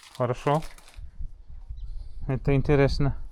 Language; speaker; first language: Russian; non-native, fluent; Estonian